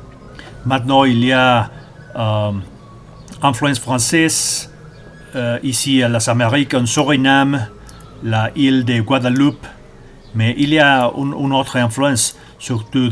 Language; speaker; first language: French; non-native, learner; Spanish